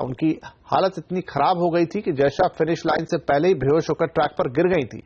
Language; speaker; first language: Hindi; native; Hindi